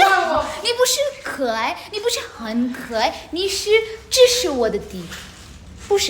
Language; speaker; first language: Chinese; non-native, learner; Hindi